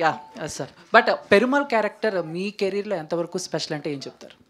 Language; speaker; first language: Telugu; native; Telugu